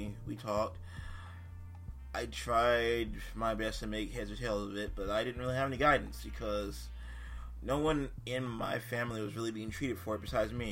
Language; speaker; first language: English; native; English